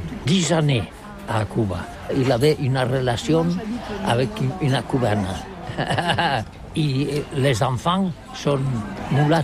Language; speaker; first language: French; non-native, learner; Catalan